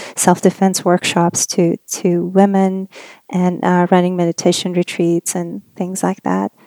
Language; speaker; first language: English; non-native, fluent; Persian